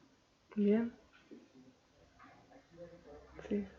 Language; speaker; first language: Spanish; non-native, learner; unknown